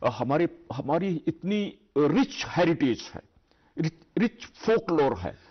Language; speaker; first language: Hindi; non-native, local second language; Dogri